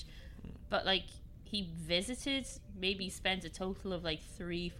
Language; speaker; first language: English; native; English